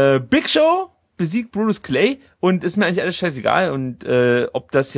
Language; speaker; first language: German; native; German